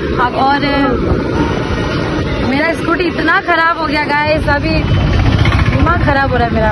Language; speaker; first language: Hindi; non-native, local second language; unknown